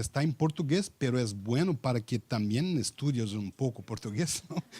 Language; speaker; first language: Spanish; non-native, learner; Portuguese